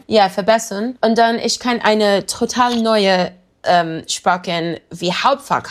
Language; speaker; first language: German; non-native, learner; English